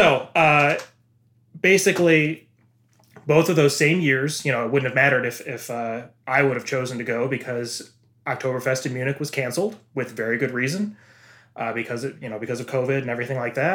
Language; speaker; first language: English; native; English